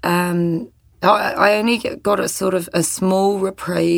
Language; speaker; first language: English; native; English